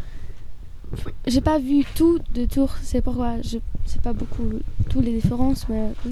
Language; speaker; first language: French; non-native, learner; German